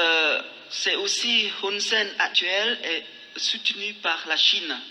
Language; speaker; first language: French; non-native, fluent; Khmer